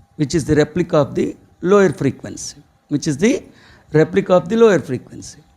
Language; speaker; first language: English; non-native, local second language; Telugu